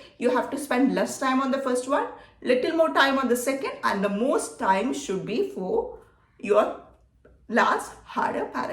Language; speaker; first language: English; non-native, local second language; Malayalam